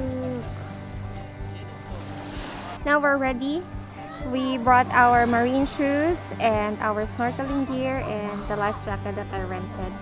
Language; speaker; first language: English; non-native, local second language; Filipino